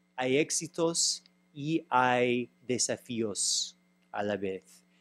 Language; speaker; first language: Spanish; non-native, fluent; English